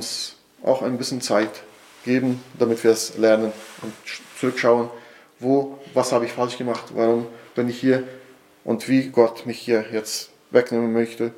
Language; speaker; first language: German; non-native, fluent; Portuguese